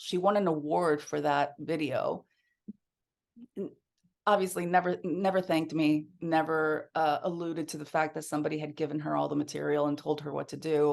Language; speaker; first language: English; early bilingual, other home language; Spanish